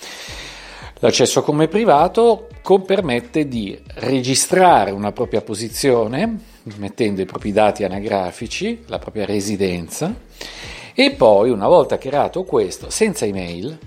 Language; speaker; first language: Italian; native; Italian